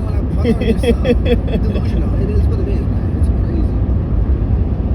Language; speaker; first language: English; native; English